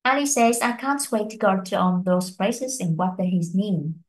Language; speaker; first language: English; non-native, fluent; Vietnamese